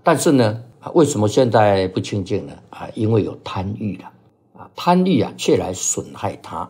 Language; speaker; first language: Chinese; native; Chinese